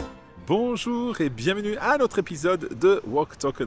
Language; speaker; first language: French; non-native, fluent; English